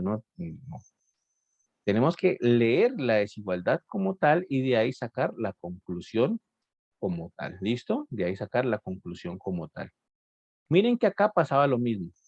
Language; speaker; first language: Spanish; native; Spanish